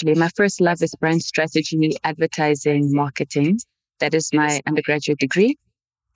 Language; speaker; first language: English; non-native, local second language; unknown